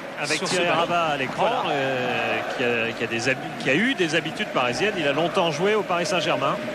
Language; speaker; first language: French; native; French